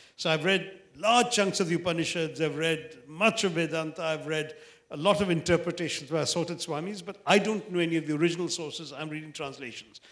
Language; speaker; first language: English; non-native, local second language; Malayalam